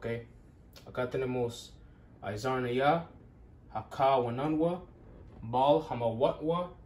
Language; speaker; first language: Spanish; non-native, learner; English